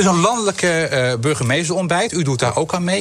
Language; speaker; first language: Dutch; native; Dutch